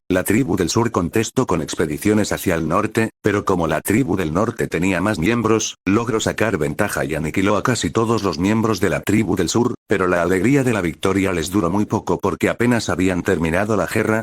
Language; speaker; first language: Spanish; native; Spanish